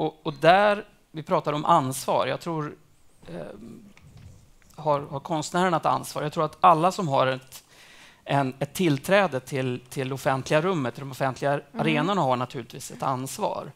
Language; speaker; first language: Swedish; native; Swedish